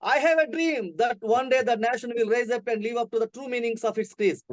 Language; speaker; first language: English; non-native, local second language; Telugu